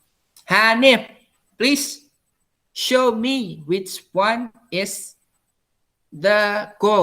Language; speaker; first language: English; non-native, learner; Indonesian